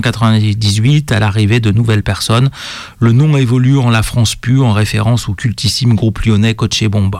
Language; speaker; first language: French; native; French